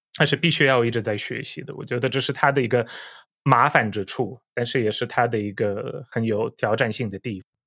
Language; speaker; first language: Chinese; non-native, fluent; Polish